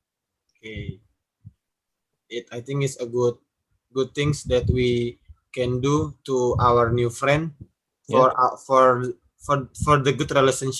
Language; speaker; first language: English; non-native, learner; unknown